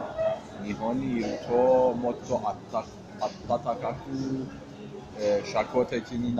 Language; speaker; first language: Japanese; non-native, fluent; Persian